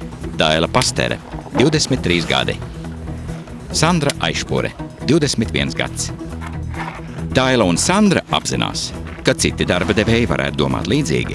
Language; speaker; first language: Latvian; native; Latvian